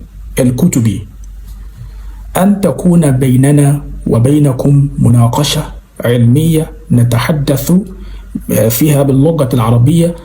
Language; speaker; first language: Arabic; non-native, fluent; Yoruba